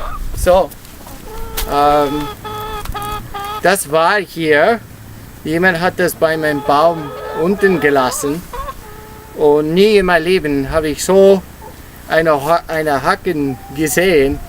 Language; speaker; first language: German; non-native, learner; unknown